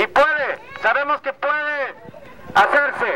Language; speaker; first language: Spanish; non-native, fluent; English